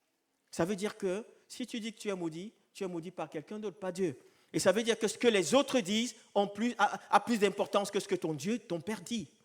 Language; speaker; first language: French; native; French